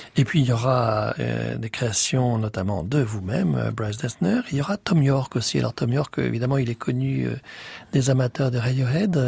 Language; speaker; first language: French; native; French